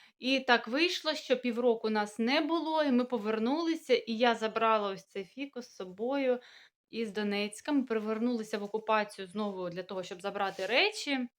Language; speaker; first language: Ukrainian; native; Ukrainian